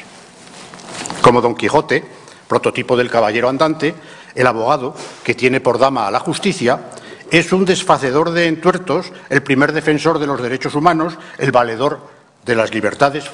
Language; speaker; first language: Spanish; native; Spanish